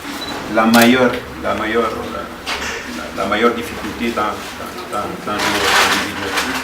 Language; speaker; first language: French; non-native, fluent; Portuguese